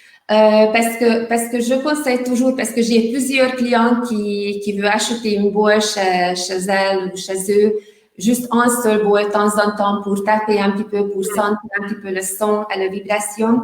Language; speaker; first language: French; non-native, learner; Hungarian